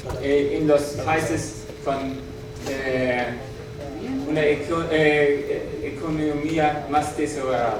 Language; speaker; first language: Spanish; non-native, learner; German